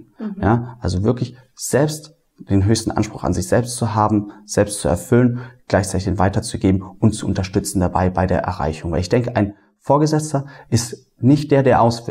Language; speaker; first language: German; native; German